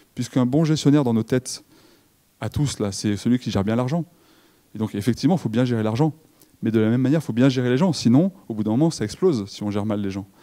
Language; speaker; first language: French; native; French